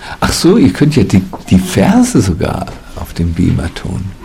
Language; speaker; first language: German; native; German